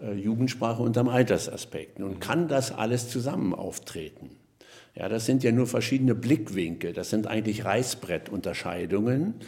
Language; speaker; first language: German; native; German